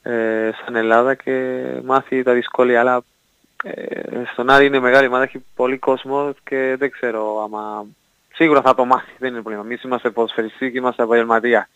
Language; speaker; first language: Greek; non-native, learner; Spanish